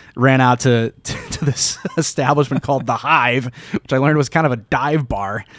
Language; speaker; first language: English; native; English